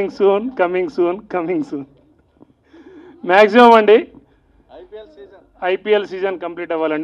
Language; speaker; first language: Telugu; native; Telugu